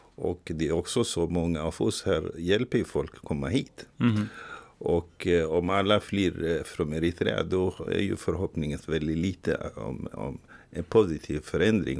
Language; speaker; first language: Swedish; non-native, fluent; Tigrinya